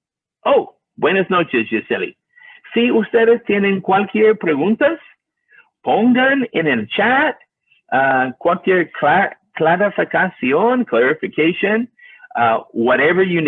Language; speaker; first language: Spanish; non-native, learner; English